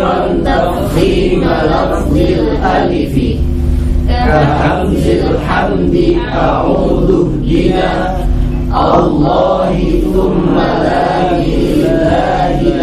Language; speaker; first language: Arabic; non-native, learner; Indonesian